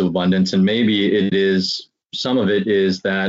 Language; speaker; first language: English; native; English